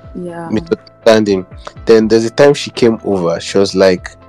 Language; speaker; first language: English; non-native, local second language; Igbo